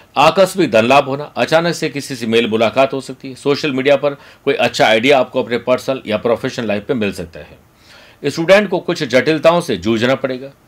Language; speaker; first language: Hindi; native; Hindi